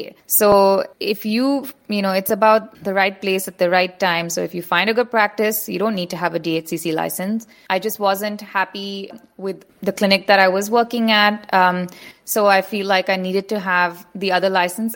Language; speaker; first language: English; non-native, local second language; Hindi